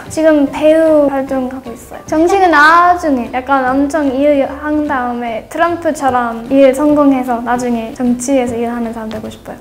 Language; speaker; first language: Korean; non-native, fluent; English